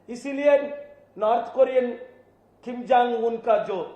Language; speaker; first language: Hindi; non-native, local second language; Telugu